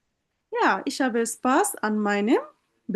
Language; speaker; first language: German; non-native, fluent; Bangla